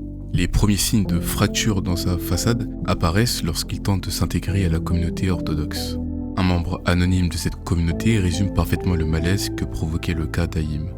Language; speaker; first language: French; native; French